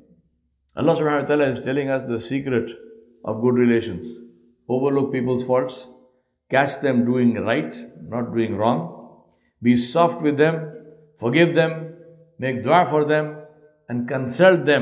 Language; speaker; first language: English; non-native, local second language; Urdu